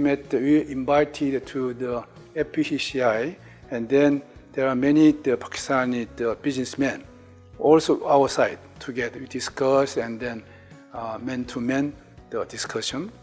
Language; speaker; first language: English; non-native, learner; Korean